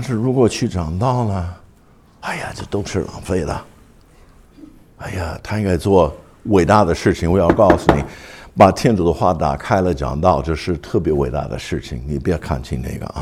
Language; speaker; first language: Chinese; non-native, fluent; English